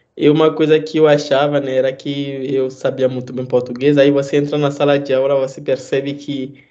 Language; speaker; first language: Portuguese; non-native, fluent; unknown